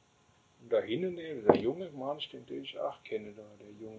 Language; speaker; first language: German; native; German